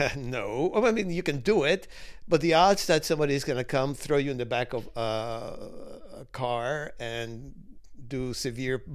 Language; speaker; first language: English; early bilingual, other home language; Spanish